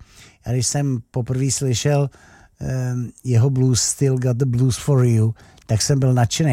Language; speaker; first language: Czech; native; Czech